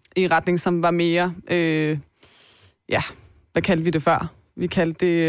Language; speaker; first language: Danish; early bilingual, other home language; Persian